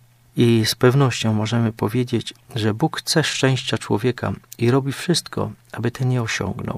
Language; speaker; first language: Polish; native; Polish